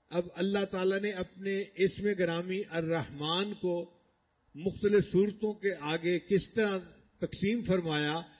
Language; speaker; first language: Urdu; non-native, local second language; Punjabi